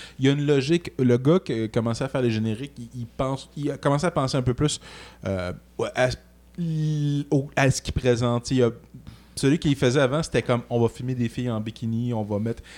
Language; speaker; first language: French; native; French